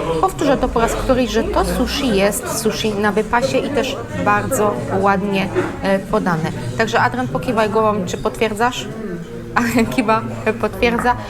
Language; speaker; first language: Polish; native; Polish